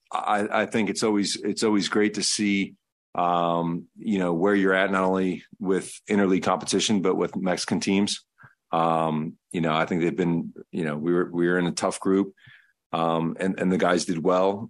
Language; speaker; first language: English; early bilingual, other home language; Spanish